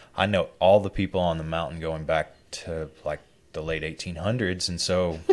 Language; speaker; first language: English; native; English